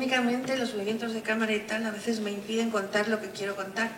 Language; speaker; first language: Spanish; native; Spanish